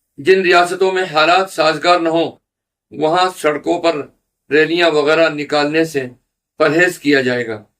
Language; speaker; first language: Urdu; native; Urdu